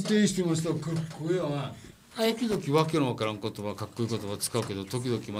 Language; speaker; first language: Japanese; native; Japanese